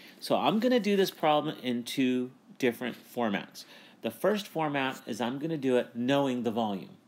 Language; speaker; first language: English; native; English